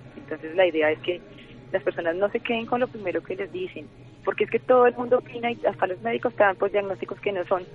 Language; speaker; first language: Spanish; native; Spanish